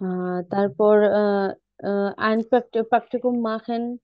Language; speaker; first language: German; non-native, learner; Bangla